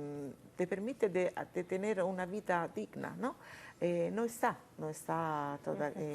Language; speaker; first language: Spanish; non-native, fluent; Italian